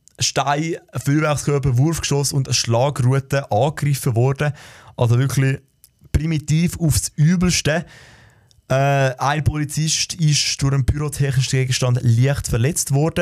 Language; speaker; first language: German; native; German